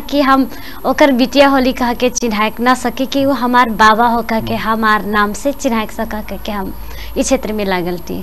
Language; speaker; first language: Bhojpuri; non-native, local second language; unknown